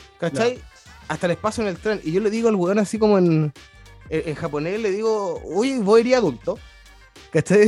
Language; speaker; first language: Spanish; native; Spanish